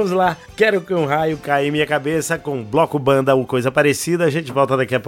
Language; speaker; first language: Portuguese; native; Portuguese